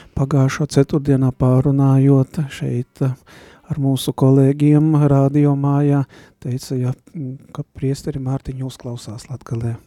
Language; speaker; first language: Latvian; native; Latvian